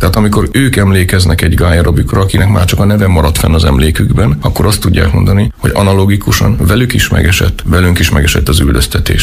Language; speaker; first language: Hungarian; native; Hungarian